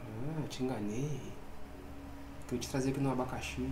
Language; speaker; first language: Portuguese; native; Portuguese